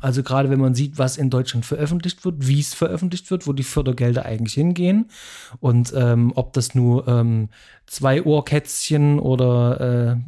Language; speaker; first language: German; native; German